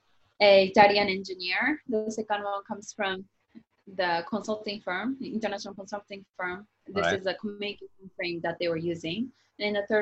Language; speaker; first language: English; non-native, fluent; Japanese